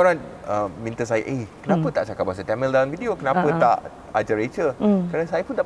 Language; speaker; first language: Malay; non-native, local second language; English